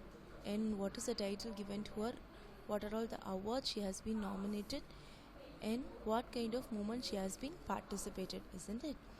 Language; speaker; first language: English; non-native, local second language; Tamil